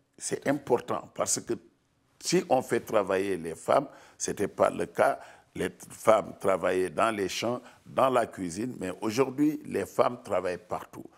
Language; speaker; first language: French; non-native, local second language; Wolof